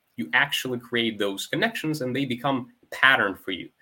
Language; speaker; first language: English; non-native, fluent; Ukrainian